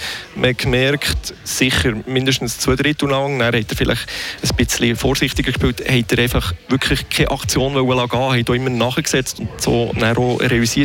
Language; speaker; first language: German; native; German